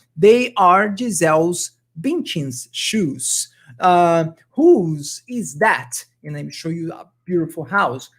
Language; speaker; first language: English; non-native, fluent; Portuguese